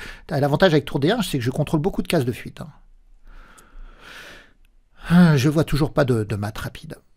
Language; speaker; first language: French; native; French